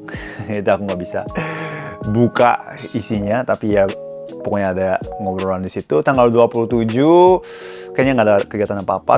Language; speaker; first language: Indonesian; non-native, fluent; Japanese